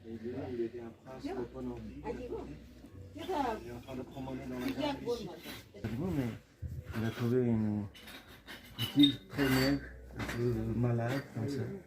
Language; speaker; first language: French; non-native, fluent; Nepali